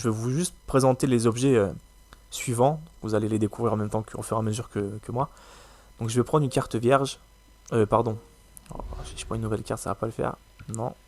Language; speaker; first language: French; native; French